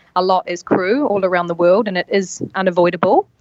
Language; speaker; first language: English; native; English